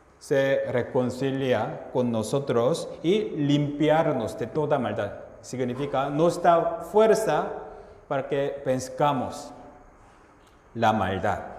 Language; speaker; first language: Spanish; non-native, fluent; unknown